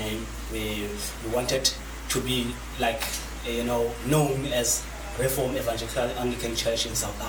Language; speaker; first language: English; non-native, local second language; Xhosa